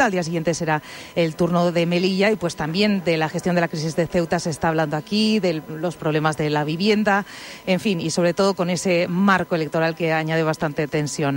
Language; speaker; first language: Spanish; native; Spanish